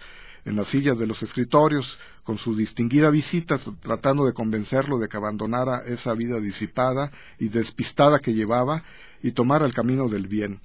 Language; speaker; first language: Spanish; native; Spanish